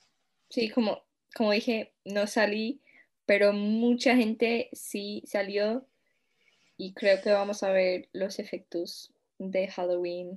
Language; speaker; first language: Spanish; non-native, fluent; English